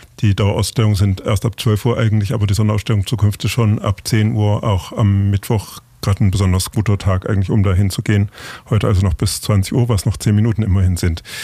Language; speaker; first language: German; native; German